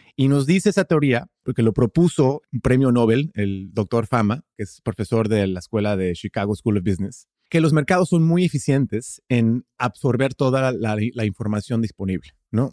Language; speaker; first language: Spanish; early bilingual, heritage; Spanish